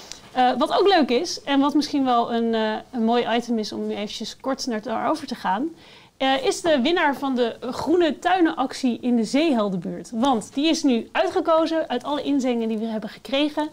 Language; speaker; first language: Dutch; native; Dutch